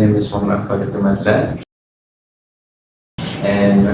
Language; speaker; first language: English; non-native, learner; Malay